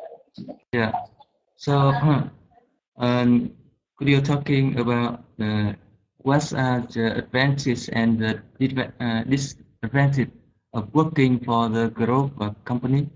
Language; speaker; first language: English; non-native, learner; Vietnamese